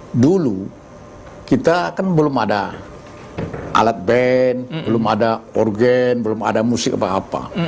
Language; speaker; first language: Malay; native; Malay